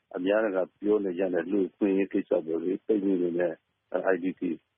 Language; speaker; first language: Burmese; non-native, local second language; Karen languages